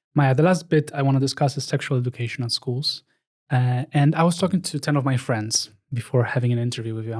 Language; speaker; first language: English; non-native, fluent; Polish